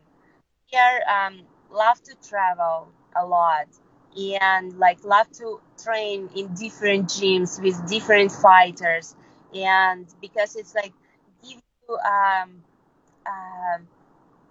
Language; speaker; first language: English; non-native, fluent; Russian